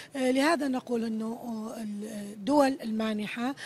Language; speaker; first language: Arabic; native; Arabic